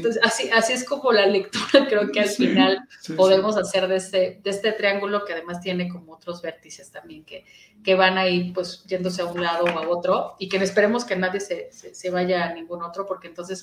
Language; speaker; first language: Spanish; native; Spanish